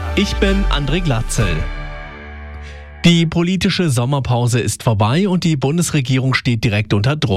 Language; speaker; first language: German; native; German